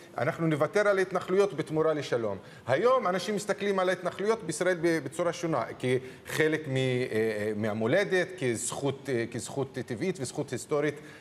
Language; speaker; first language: Hebrew; non-native, local second language; Arabic